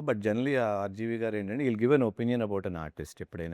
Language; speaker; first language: Telugu; native; Telugu